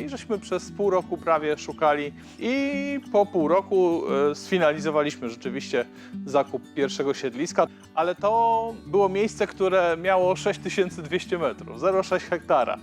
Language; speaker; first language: Polish; native; Polish